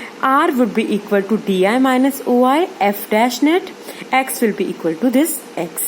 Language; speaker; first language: English; non-native, local second language; Hindi